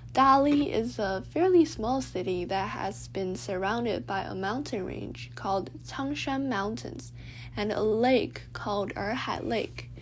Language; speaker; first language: English; non-native, fluent; Chinese